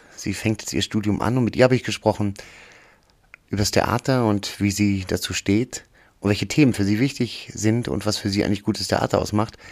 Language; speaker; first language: German; native; German